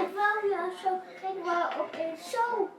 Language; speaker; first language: Dutch; early bilingual, other home language; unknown